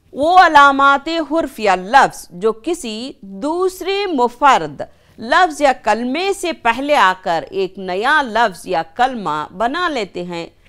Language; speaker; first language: Urdu; native; Urdu